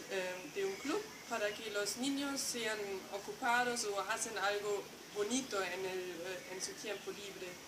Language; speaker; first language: Spanish; non-native, fluent; German